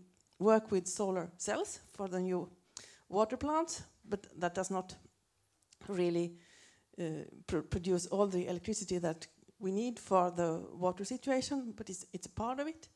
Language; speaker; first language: English; non-native, fluent; Swedish